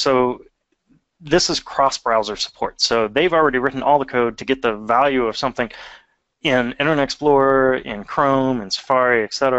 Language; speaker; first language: English; native; English